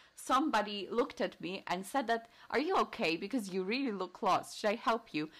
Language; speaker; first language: English; non-native, fluent; Polish